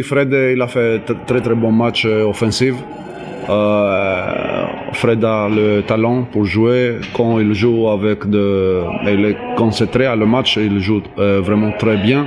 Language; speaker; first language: French; non-native, learner; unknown